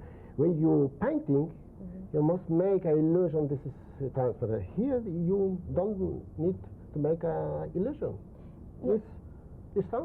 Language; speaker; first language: English; non-native, learner; Spanish